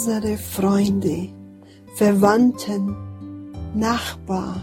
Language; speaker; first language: German; non-native, fluent; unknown